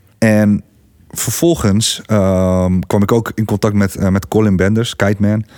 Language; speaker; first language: Dutch; early bilingual, other home language; Greek